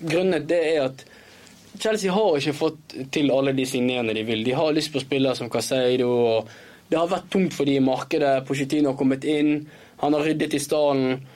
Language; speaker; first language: Norwegian; early bilingual, other home language; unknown